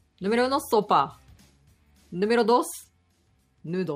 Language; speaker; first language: Spanish; non-native, learner; Japanese